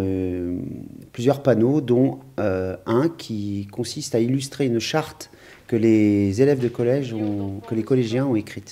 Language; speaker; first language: French; native; French